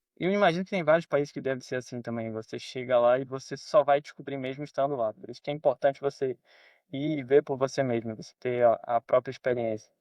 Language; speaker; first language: Portuguese; native; Portuguese